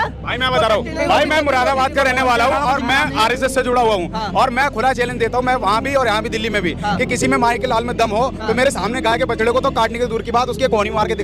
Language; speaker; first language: Hindi; native; Hindi